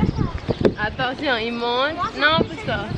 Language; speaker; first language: French; native; French